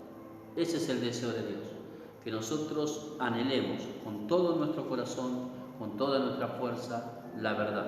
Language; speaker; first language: Spanish; native; Spanish